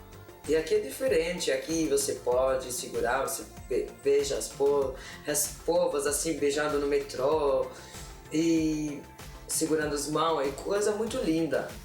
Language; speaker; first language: Portuguese; non-native, learner; Arabic